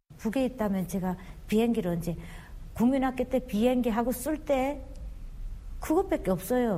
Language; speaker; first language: Korean; native; Korean